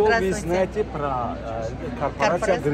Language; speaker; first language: Russian; non-native, local second language; Tajik